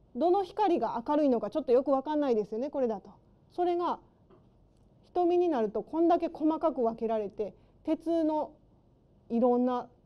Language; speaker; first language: Japanese; native; Japanese